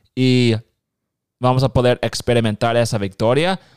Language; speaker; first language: Spanish; non-native, fluent; English